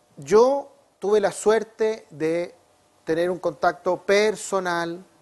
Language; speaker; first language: Spanish; native; Spanish